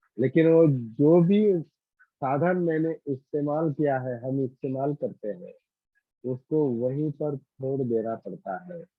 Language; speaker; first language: Hindi; non-native, local second language; Marathi